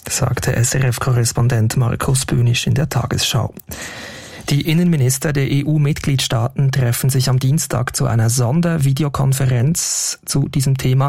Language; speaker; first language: German; native; German